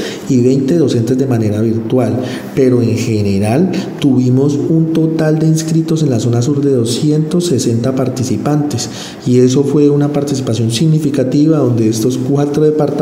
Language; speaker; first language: Spanish; native; Spanish